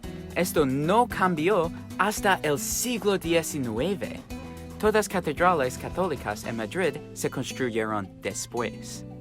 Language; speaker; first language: Spanish; non-native, learner; English